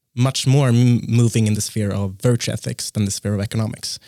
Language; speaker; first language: English; non-native, fluent; Swedish